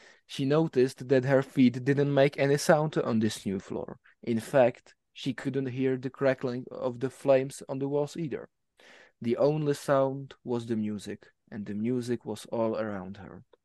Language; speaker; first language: English; non-native, fluent; Czech